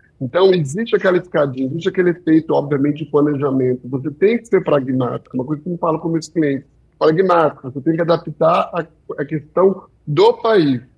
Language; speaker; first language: Portuguese; early bilingual, heritage; Portuguese